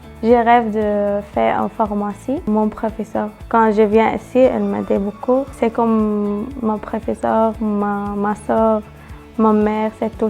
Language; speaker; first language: French; non-native, learner; Arabic